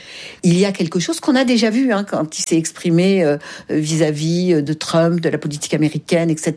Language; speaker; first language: French; native; French